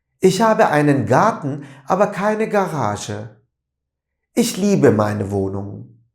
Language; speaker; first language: German; non-native, fluent; Turkish